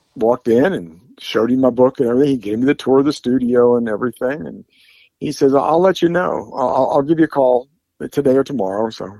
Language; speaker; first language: English; native; English